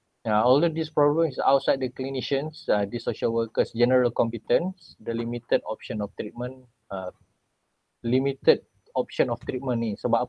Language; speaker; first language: English; non-native, local second language; Malay